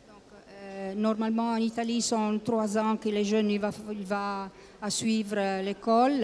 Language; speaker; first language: French; non-native, learner; Italian